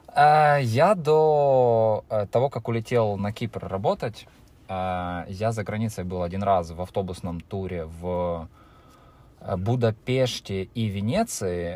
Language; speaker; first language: Russian; native; Russian